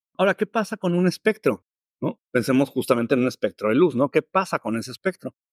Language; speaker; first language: Spanish; native; Spanish